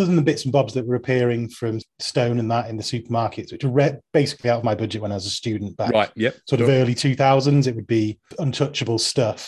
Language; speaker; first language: English; native; English